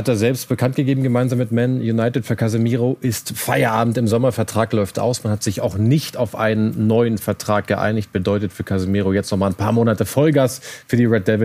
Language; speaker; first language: German; native; German